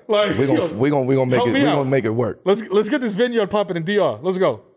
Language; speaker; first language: English; native; English